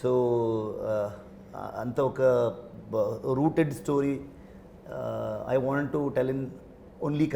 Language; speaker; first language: Telugu; non-native, learner; Kannada